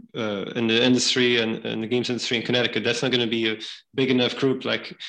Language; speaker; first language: English; non-native, fluent; Dutch